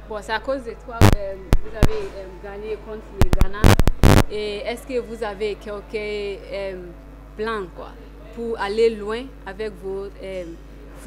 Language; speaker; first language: French; non-native, learner; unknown